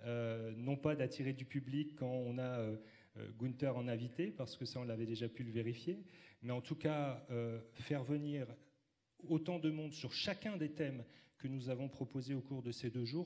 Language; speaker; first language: French; native; French